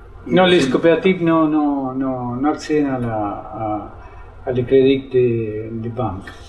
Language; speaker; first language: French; non-native, learner; Spanish